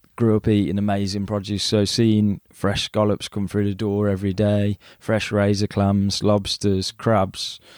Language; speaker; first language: English; native; English